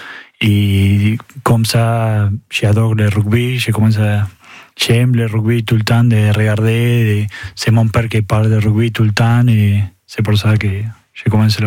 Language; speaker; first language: French; non-native, learner; Spanish